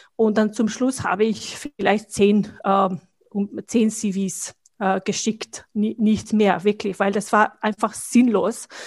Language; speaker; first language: German; non-native, fluent; Bosnian